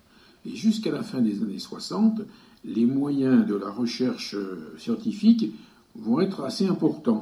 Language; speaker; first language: French; native; French